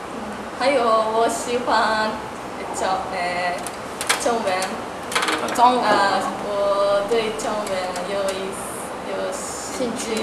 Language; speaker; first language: Chinese; non-native, learner; Japanese